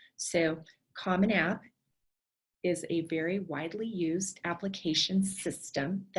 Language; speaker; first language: English; native; English